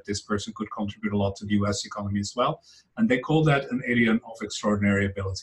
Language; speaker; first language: English; non-native, fluent; Dutch